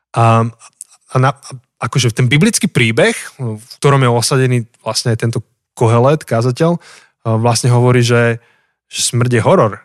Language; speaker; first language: Slovak; native; Slovak